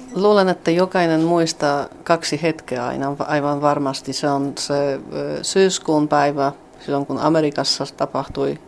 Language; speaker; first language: Finnish; non-native, fluent; Polish